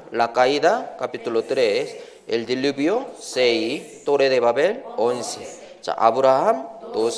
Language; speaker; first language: Spanish; non-native, learner; Korean